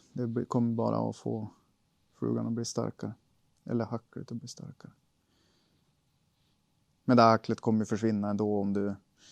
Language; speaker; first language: Swedish; native; Swedish